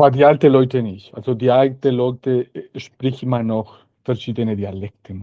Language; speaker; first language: German; non-native, learner; Spanish